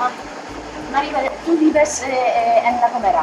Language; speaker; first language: Spanish; non-native, fluent; Polish